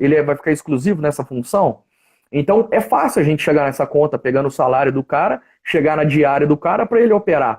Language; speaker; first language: Portuguese; native; Portuguese